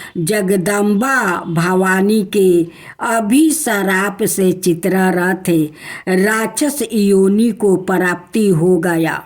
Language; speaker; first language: Hindi; native; Hindi